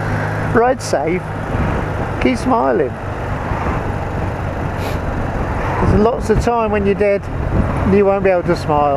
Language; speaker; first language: English; native; English